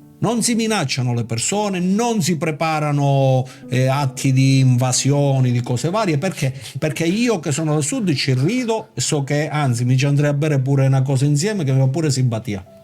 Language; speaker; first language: Italian; native; Italian